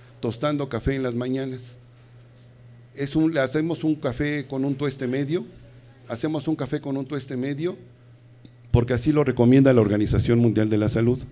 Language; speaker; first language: Spanish; native; Spanish